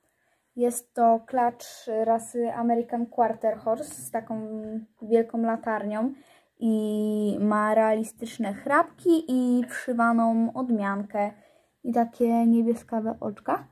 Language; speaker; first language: Polish; native; Polish